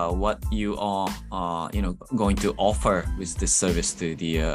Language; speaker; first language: English; non-native, fluent; Japanese